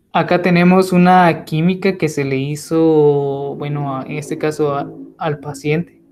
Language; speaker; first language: Spanish; native; Spanish